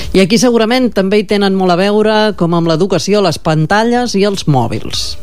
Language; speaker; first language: Catalan; native; Catalan